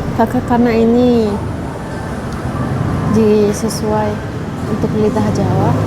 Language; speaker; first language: Indonesian; non-native, fluent; Arabic